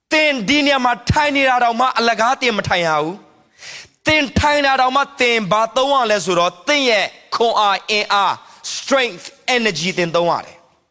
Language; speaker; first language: Burmese; non-native, local second language; Hakha Chin